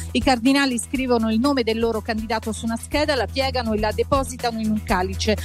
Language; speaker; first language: Italian; native; Italian